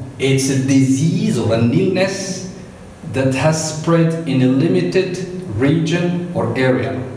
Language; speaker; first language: English; non-native, fluent; Arabic